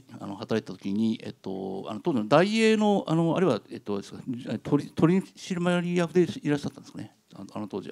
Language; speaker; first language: Japanese; native; Japanese